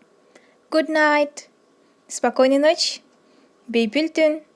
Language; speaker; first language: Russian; non-native, local second language; Kyrgyz